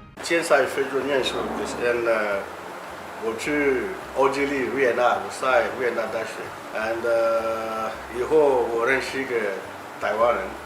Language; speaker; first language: Chinese; non-native, learner; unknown